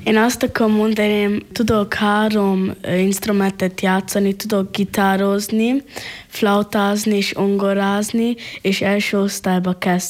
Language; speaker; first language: Hungarian; non-native, local second language; Slovenian